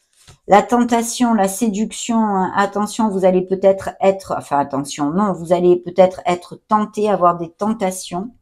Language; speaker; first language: French; native; French